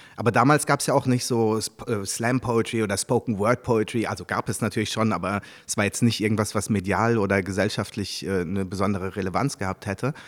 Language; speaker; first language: German; early bilingual, other home language; French